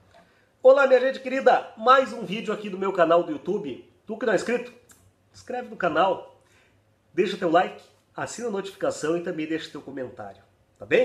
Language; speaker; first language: Portuguese; native; Portuguese